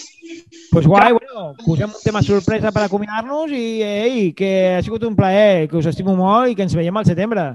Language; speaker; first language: Catalan; native; Catalan